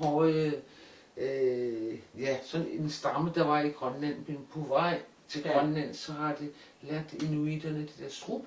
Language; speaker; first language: Danish; non-native, local second language; Kalaallisut